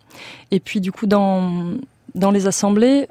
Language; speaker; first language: French; native; French